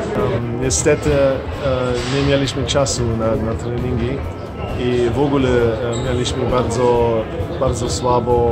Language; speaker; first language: Polish; non-native, fluent; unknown